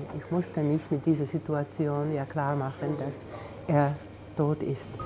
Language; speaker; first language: German; non-native, fluent; Slovak